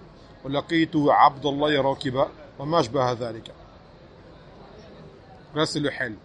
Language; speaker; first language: Arabic; non-native, fluent; French